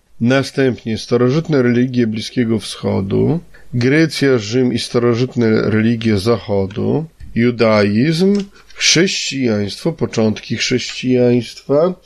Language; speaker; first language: Polish; native; Polish